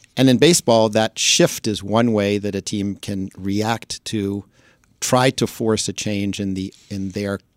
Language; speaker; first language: English; native; English